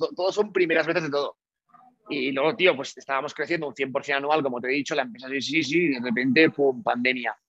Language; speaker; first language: Spanish; native; Spanish